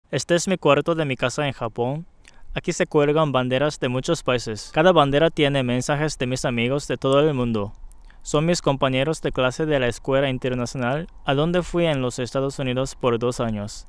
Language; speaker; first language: Spanish; non-native, fluent; Japanese